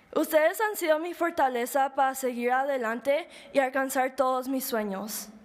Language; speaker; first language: Spanish; early bilingual, heritage; Spanish